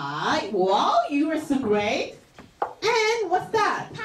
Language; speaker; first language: English; non-native, fluent; Korean